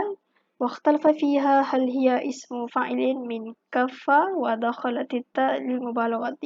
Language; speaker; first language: Arabic; non-native, fluent; Malay